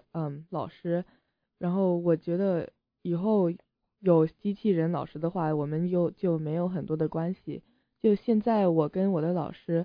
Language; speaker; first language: Chinese; early bilingual, heritage; Chinese